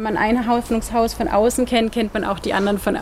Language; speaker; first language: German; native; German